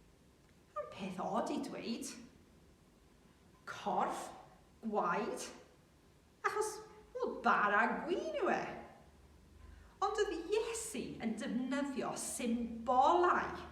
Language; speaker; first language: Welsh; non-native, local second language; English